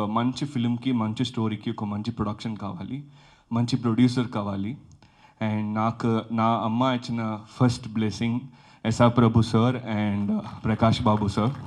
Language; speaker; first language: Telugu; early bilingual, heritage; Telugu